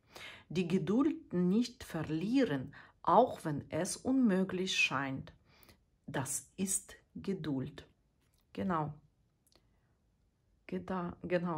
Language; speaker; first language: German; non-native, fluent; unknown